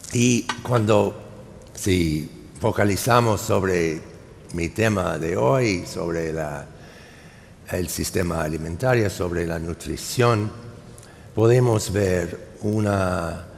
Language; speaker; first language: Spanish; non-native, fluent; English